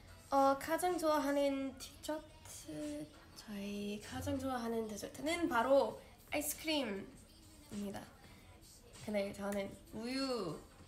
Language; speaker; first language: Korean; non-native, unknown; English